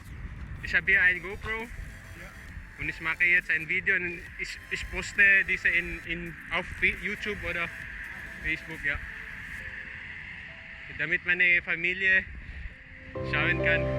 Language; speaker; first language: German; non-native, learner; Filipino